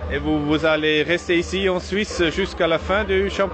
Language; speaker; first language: French; non-native, learner; German